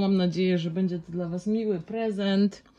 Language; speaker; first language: Polish; native; Polish